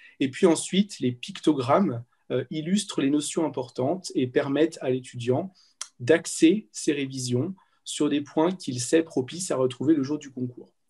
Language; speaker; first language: French; native; French